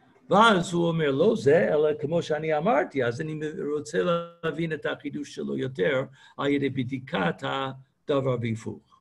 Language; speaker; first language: Hebrew; non-native, fluent; English